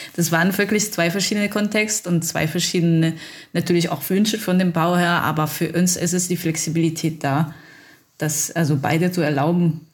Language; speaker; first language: German; non-native, fluent; Italian